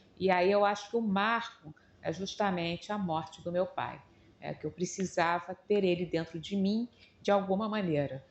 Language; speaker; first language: Portuguese; native; Portuguese